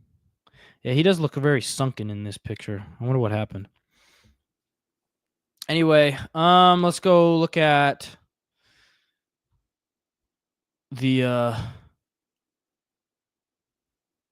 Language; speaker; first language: English; native; English